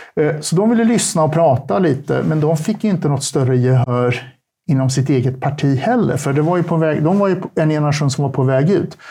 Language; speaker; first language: Swedish; early bilingual, other home language; Turkish